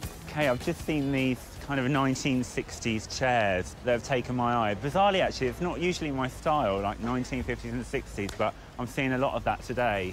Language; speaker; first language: English; native; English